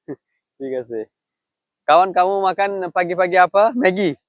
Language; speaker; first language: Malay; non-native, fluent; Bangla